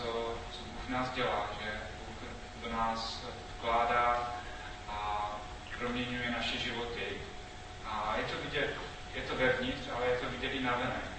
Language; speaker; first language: Czech; non-native, fluent; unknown